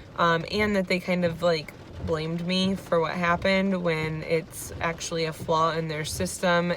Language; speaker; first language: English; native; English